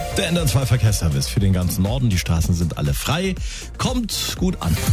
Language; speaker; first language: German; native; German